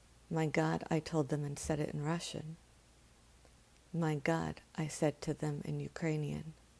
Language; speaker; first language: English; native; English